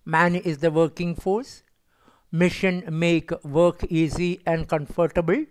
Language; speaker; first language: English; non-native, local second language; Malayalam